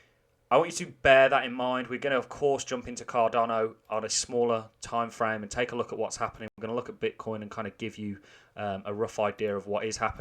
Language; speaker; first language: English; native; English